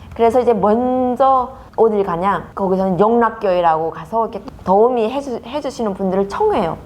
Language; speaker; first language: Korean; native; Korean